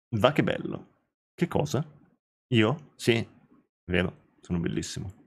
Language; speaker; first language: Italian; native; Italian